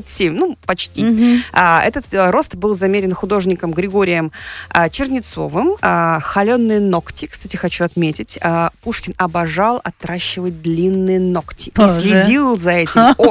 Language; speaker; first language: Russian; native; Russian